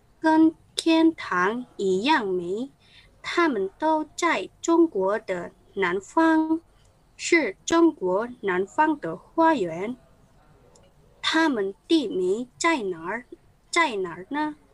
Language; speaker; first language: Chinese; non-native, learner; Indonesian